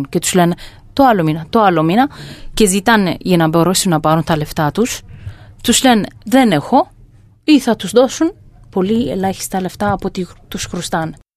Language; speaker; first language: Greek; non-native, fluent; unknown